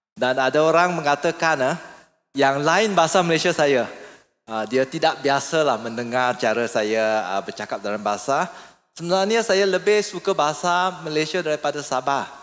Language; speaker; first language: Malay; non-native, local second language; English